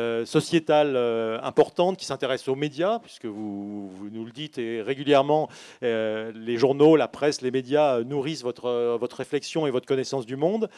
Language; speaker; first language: French; native; French